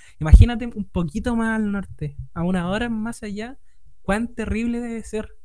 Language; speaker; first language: Spanish; native; Spanish